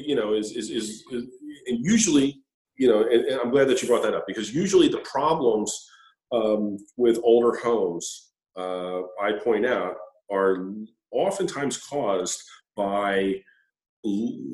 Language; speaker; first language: English; native; English